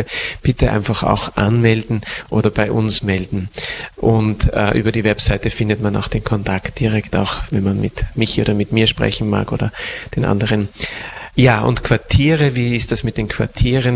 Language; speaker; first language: German; native; German